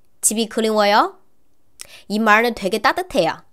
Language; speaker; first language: Korean; non-native, learner; Chinese